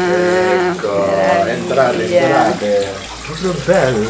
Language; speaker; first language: Italian; non-native, learner; Japanese